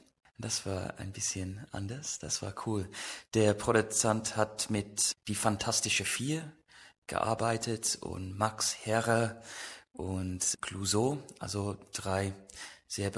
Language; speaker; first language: German; non-native, learner; English